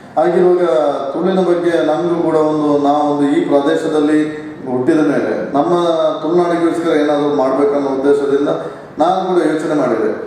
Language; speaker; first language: Kannada; non-native, local second language; Tulu